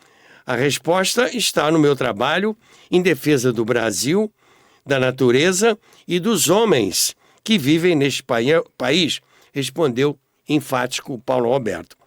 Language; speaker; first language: Portuguese; native; Portuguese